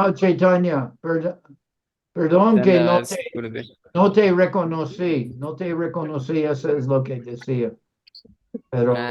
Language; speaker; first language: Spanish; non-native, fluent; English